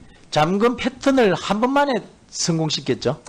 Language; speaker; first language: Korean; native; Korean